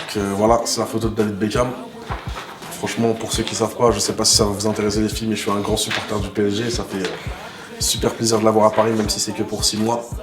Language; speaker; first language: French; native; French